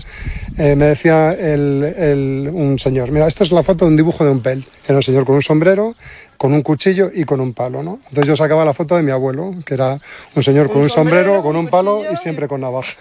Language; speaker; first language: Spanish; native; Spanish